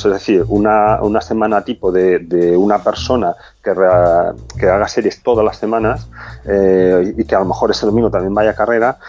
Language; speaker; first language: Spanish; native; Spanish